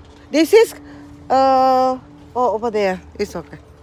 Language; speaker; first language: English; non-native, learner; Indonesian